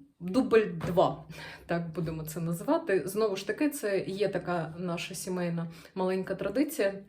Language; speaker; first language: Ukrainian; non-native, local second language; Russian